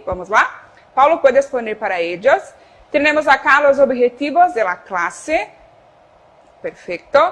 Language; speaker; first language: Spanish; non-native, fluent; Portuguese